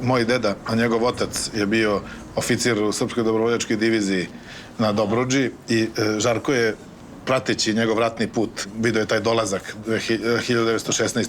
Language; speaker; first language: Bosnian; native; Bosnian